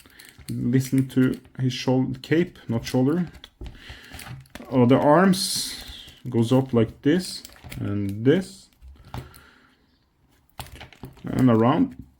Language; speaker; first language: English; non-native, fluent; Norwegian